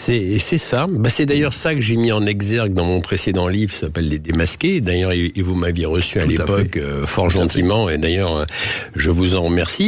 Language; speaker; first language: French; native; French